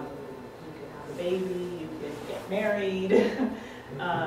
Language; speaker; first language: English; native; English